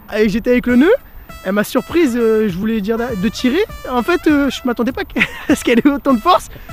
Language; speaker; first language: French; early bilingual, other home language; Portuguese